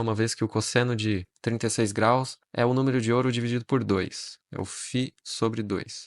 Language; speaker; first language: Portuguese; native; Portuguese